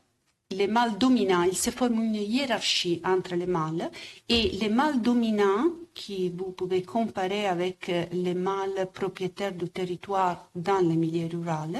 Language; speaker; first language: French; non-native, fluent; Italian